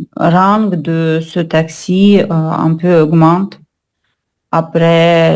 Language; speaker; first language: French; non-native, learner; Russian